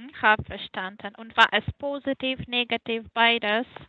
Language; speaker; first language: German; non-native, fluent; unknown